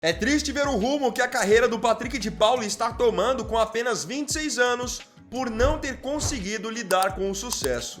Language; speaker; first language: Portuguese; native; Portuguese